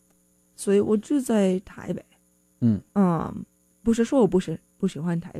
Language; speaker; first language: Chinese; non-native, fluent; English